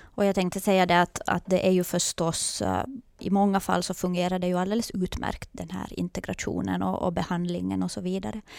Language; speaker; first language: Swedish; native; Swedish